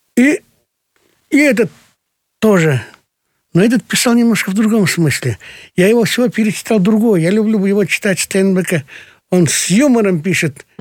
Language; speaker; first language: Russian; non-native, local second language; Kyrgyz